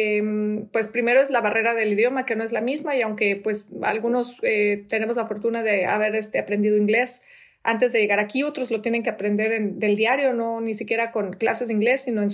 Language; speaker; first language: Spanish; native; Spanish